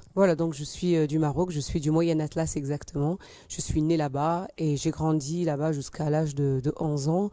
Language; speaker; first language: French; native; French